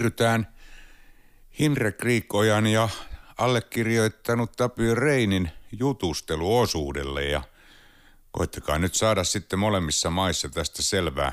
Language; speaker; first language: Finnish; native; Finnish